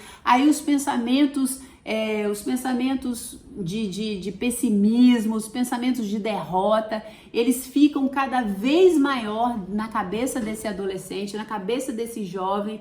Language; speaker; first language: Portuguese; native; Portuguese